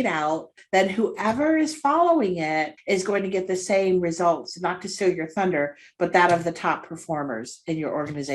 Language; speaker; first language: English; native; English